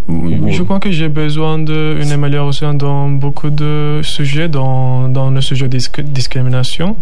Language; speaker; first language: French; non-native, learner; Turkish